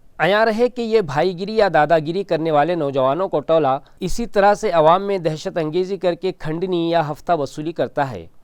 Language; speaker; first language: Urdu; native; Urdu